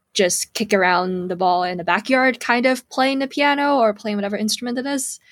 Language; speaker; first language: English; early bilingual, other home language; Cantonese